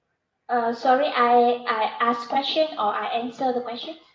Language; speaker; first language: English; non-native, learner; Vietnamese